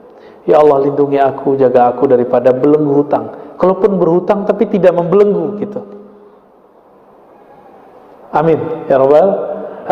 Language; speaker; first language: Indonesian; native; Indonesian